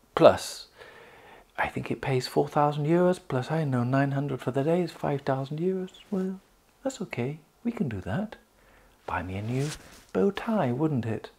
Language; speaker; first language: English; native; English